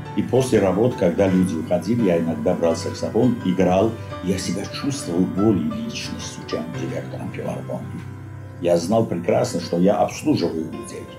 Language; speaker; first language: Russian; non-native, local second language; Azerbaijani